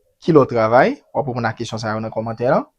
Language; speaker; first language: French; non-native, learner; Haitian Creole